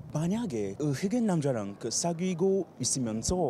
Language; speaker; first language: Korean; non-native, fluent; English